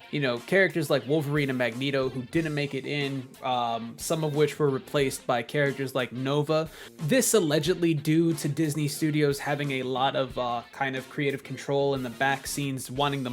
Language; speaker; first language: English; native; English